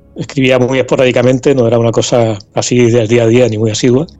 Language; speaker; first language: Spanish; native; Spanish